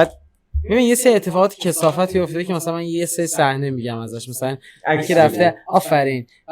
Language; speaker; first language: Persian; native; Persian